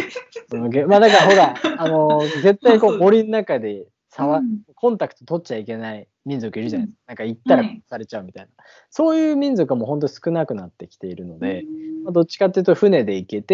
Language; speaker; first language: Japanese; native; Japanese